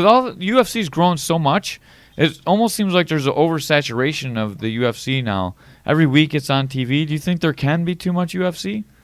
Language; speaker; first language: English; native; English